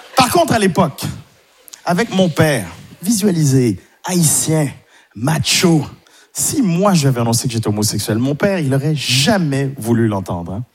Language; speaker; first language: French; non-native, local second language; Haitian Creole